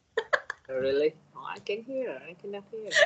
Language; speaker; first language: English; non-native, learner; Thai